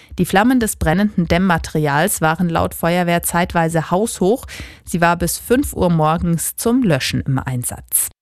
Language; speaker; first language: German; native; German